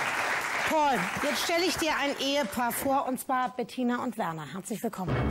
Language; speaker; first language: German; native; German